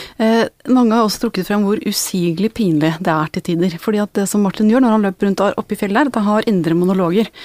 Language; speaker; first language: Norwegian; native; Norwegian